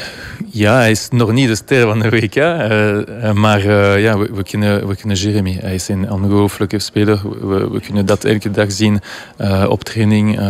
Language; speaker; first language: Dutch; non-native, local second language; French